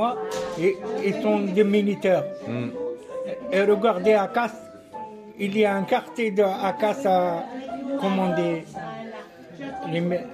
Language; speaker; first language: French; non-native, local second language; Arabic